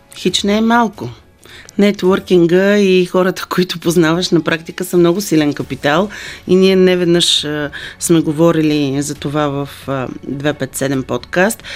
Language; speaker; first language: Bulgarian; native; Bulgarian